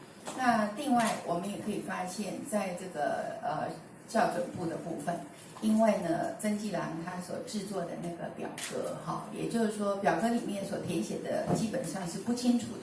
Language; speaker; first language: Chinese; native; Chinese